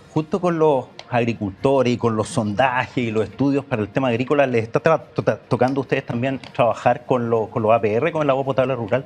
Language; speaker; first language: Spanish; native; Spanish